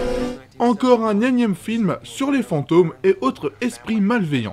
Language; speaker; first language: French; native; French